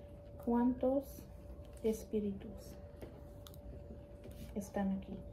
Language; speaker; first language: Spanish; native; Spanish